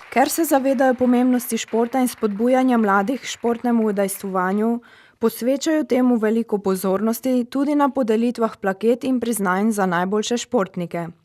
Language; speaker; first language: Slovenian; native; Slovenian